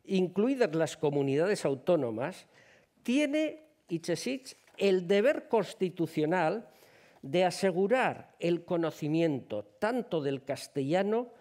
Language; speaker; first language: Spanish; non-native, local second language; Basque